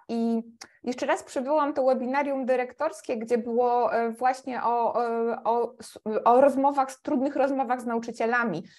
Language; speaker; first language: Polish; native; Polish